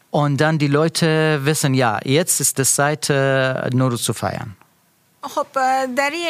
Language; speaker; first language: German; non-native, learner; Persian